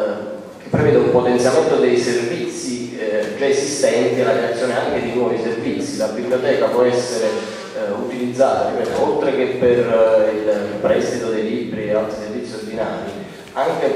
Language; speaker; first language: Italian; native; Italian